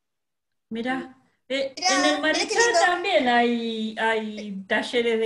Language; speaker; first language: Spanish; native; Spanish